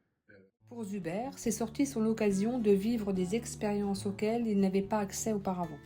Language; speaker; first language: French; native; French